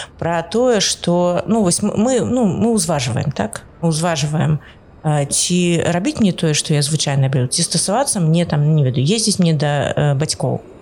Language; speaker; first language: Belarusian; non-native, local second language; Russian